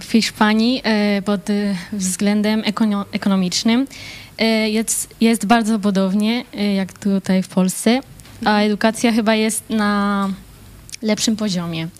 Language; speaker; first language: Polish; early bilingual, heritage; Polish